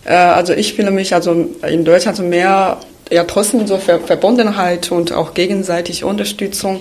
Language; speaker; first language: German; non-native, fluent; Chinese